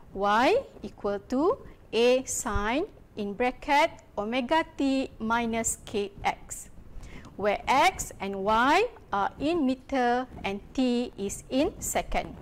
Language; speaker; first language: English; non-native, local second language; Malay